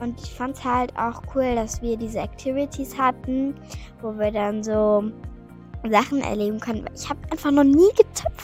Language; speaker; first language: German; native; German